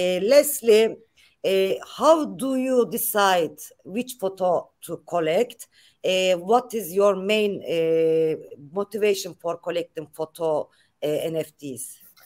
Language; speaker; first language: English; non-native, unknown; Turkish